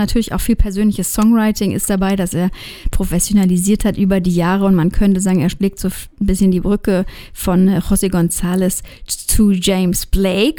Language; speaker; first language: German; native; German